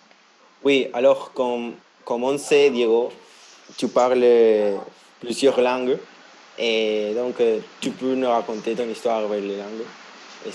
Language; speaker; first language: French; non-native, fluent; Spanish